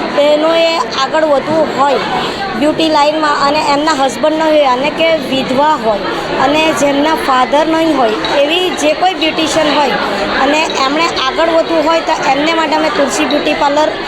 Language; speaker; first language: Gujarati; native; Gujarati